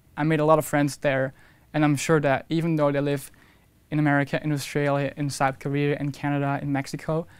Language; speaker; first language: English; non-native, fluent; Dutch